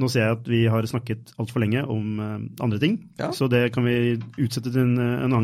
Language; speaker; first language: Norwegian; native; Norwegian